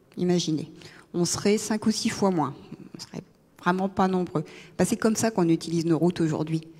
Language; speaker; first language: French; native; French